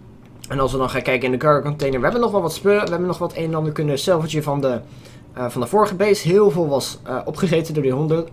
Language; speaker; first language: Dutch; native; Dutch